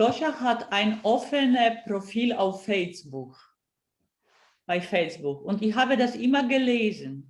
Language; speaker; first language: German; non-native, fluent; Polish